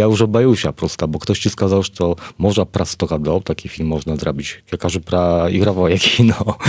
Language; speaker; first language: Polish; non-native, learner; Belarusian